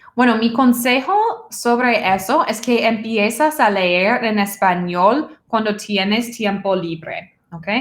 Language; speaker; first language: Spanish; non-native, fluent; English